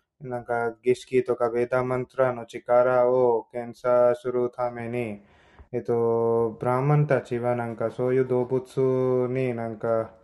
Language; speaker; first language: Japanese; non-native, learner; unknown